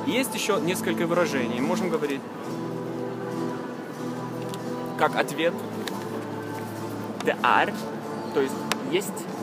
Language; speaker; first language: Russian; non-native, fluent; Norwegian